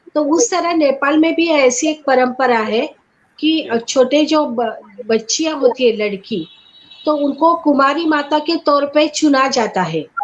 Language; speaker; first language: Hindi; non-native, local second language; Marathi